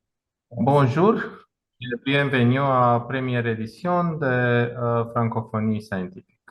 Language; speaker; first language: French; non-native, fluent; Romanian